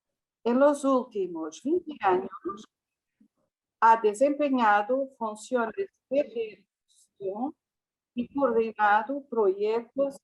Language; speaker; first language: Spanish; non-native, fluent; Portuguese